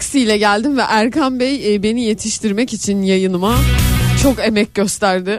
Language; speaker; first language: Turkish; native; Turkish